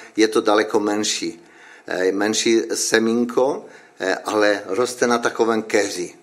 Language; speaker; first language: Czech; native; Czech